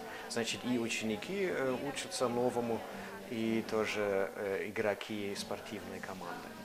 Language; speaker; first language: Russian; non-native, fluent; German